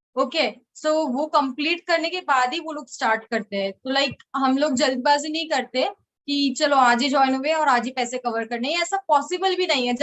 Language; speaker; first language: Hindi; non-native, local second language; Gujarati